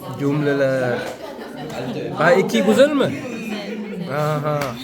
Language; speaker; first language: Turkish; non-native, learner; Arabic